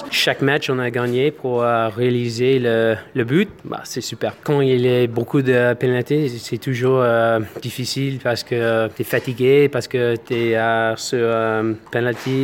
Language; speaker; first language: French; non-native, learner; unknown